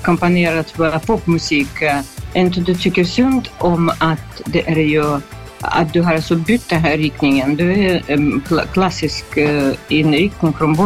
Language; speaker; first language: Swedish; non-native, fluent; Russian